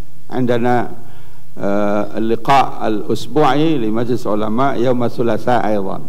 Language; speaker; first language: Arabic; non-native, fluent; Indonesian